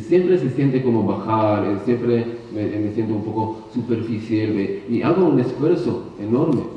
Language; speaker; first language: Spanish; non-native, learner; Hebrew